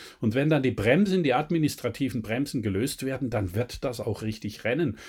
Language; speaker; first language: German; native; German